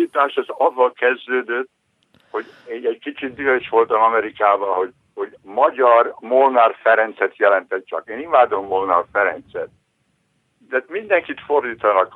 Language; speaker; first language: Hungarian; native; Hungarian